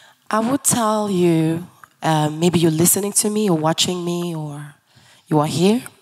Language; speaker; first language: English; early bilingual, other home language; Lingala